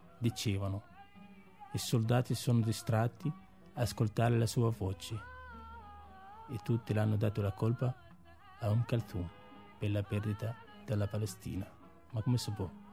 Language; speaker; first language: Italian; non-native, fluent; Arabic